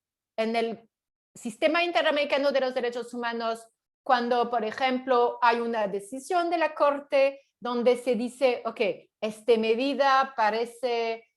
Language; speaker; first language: Spanish; non-native, fluent; French